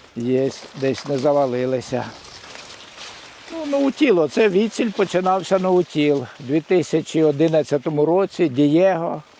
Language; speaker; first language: Ukrainian; native; Ukrainian